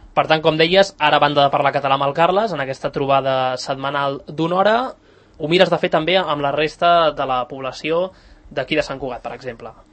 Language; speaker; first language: Catalan; native; Catalan